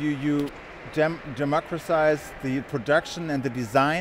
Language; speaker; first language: English; non-native, fluent; German